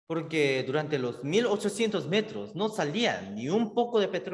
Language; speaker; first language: Spanish; native; Spanish